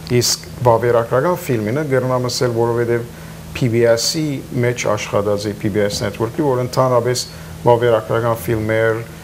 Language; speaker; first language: Armenian; native; Armenian